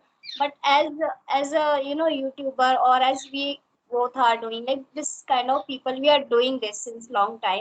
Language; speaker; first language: English; non-native, local second language; Hindi